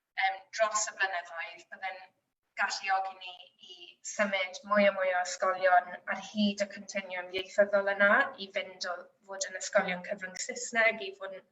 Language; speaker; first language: Welsh; native; Welsh